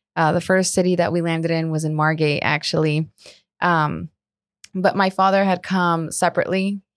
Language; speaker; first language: English; early bilingual, other home language; Spanish